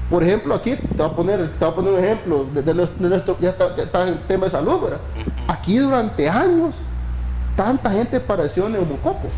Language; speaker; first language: Spanish; native; Spanish